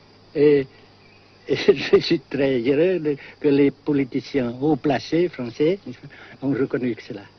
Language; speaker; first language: French; non-native, fluent; Vietnamese